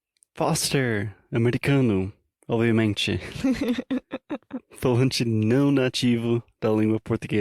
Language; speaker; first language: Portuguese; non-native, fluent; English